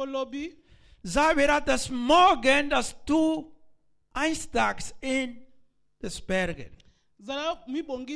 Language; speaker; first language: German; non-native, learner; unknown